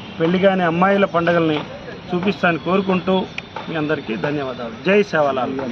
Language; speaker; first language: Telugu; non-native, local second language; Lambadi